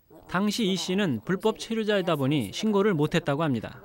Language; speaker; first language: Korean; native; Korean